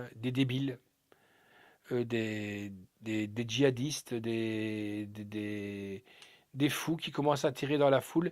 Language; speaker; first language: French; native; French